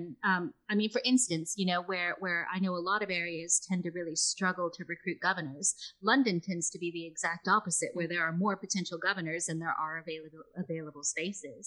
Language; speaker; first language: English; native; English